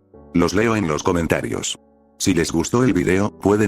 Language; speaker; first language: Spanish; native; Spanish